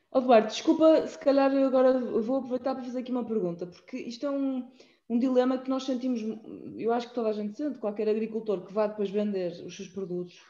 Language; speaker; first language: Portuguese; native; Portuguese